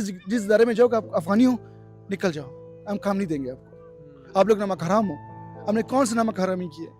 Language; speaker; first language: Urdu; non-native, fluent; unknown